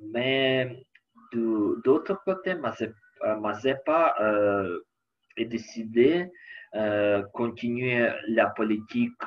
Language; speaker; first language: French; non-native, learner; Ukrainian